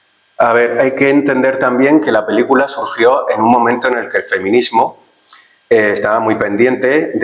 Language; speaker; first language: Spanish; native; Spanish